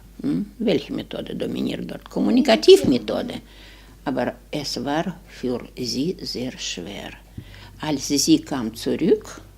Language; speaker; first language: German; non-native, learner; Ukrainian